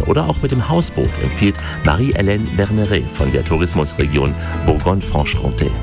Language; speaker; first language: German; native; German